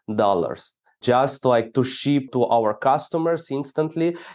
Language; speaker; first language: English; non-native, fluent; Ukrainian